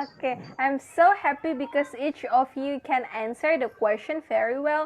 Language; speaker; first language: English; non-native, fluent; Indonesian